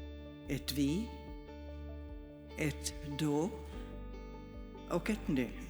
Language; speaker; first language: Swedish; non-native, fluent; German